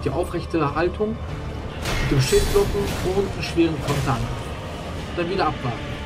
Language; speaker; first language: German; native; German